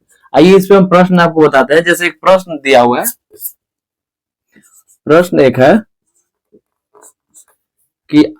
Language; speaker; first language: Hindi; native; Hindi